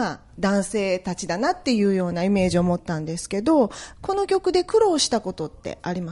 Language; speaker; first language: Japanese; native; Japanese